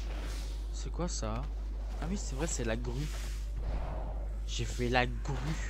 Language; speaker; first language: French; native; French